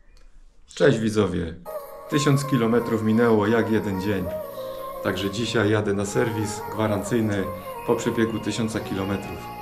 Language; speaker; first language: Polish; native; Polish